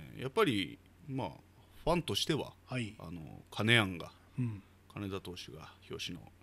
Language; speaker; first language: Japanese; native; Japanese